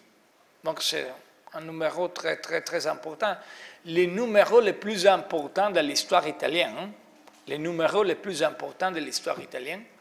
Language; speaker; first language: French; non-native, fluent; Italian